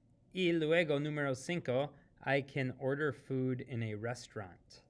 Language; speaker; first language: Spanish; non-native, fluent; English